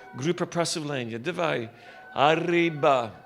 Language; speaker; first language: Russian; non-native, learner; English